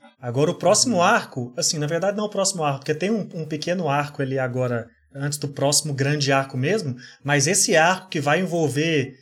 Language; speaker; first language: Portuguese; native; Portuguese